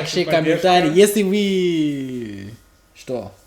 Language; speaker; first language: Russian; non-native, fluent; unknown